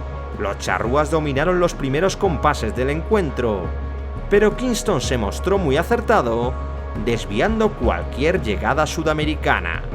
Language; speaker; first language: Spanish; native; Spanish